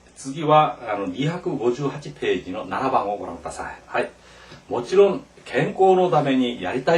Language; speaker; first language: Japanese; non-native, fluent; Korean